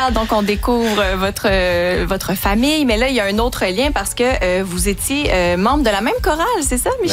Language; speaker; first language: French; native; French